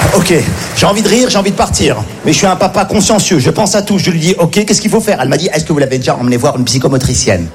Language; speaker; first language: French; native; French